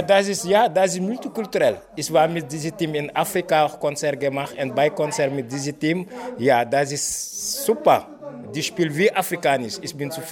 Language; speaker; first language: German; non-native, learner; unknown